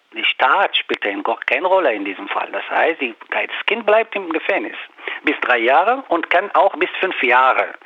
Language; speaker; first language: German; non-native, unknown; Arabic